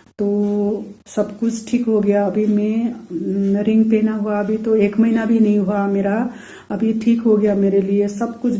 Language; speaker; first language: Hindi; non-native, local second language; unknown